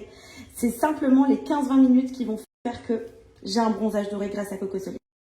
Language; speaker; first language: French; native; French